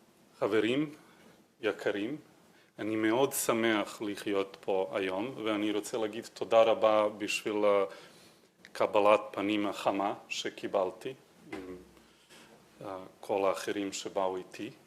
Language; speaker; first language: Hebrew; non-native, fluent; Serbian